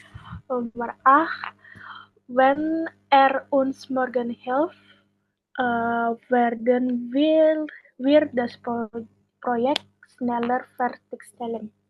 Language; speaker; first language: German; non-native, learner; Indonesian